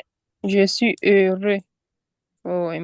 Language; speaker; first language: French; non-native, learner; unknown